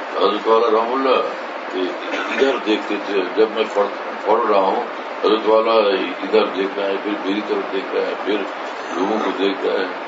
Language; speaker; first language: Urdu; non-native, fluent; Bangla